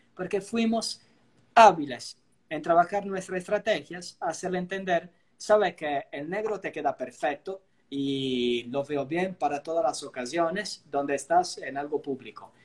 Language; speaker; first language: Spanish; non-native, fluent; Italian